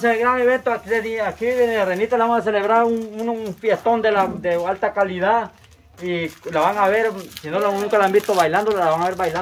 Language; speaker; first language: Spanish; native; Spanish